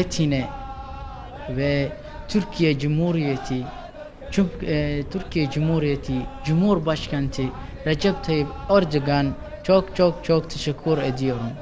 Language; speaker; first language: Turkish; non-native, learner; Somali